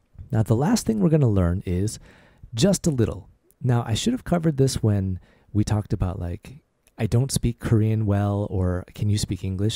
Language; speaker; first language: English; native; English